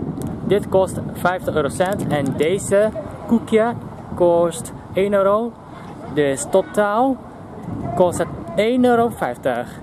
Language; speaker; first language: Dutch; non-native, local second language; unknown